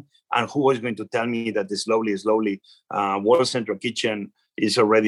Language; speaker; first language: English; non-native, fluent; Spanish